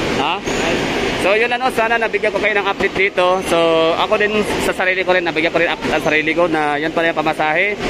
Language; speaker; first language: Filipino; non-native, local second language; Cebuano